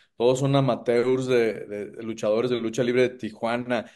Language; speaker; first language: Spanish; native; Spanish